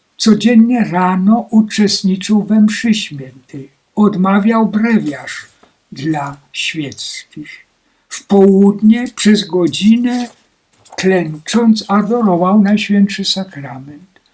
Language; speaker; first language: Polish; native; Polish